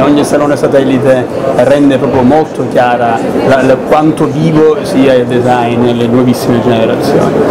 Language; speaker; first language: Italian; native; Italian